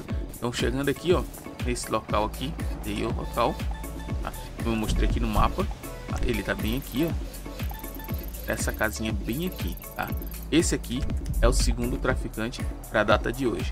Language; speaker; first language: Portuguese; native; Portuguese